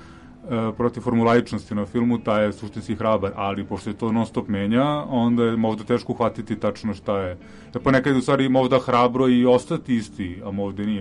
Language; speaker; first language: Serbian; native; Serbian